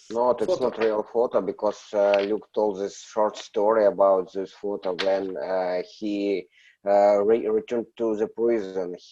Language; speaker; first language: English; non-native, learner; Russian